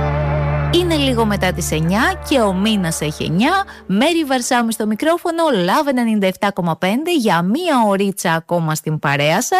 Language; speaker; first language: Greek; native; Greek